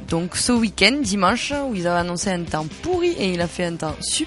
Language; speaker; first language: French; native; French